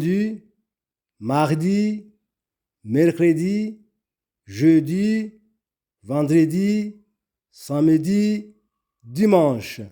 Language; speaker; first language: French; non-native, local second language; Kinyarwanda